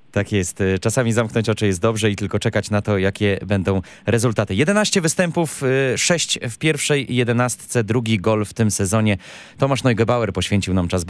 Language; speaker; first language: Polish; native; Polish